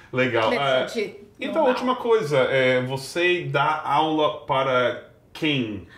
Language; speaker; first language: Portuguese; non-native, fluent; English